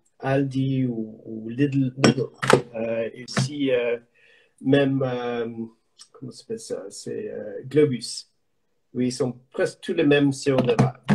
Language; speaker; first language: French; non-native, learner; English